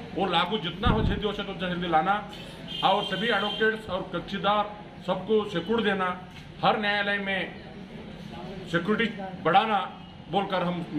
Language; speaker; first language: Hindi; non-native, local second language; Kannada